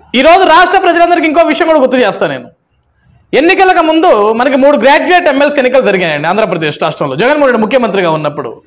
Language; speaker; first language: Telugu; native; Telugu